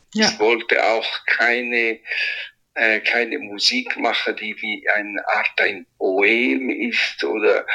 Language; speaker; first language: German; non-native, local second language; Italian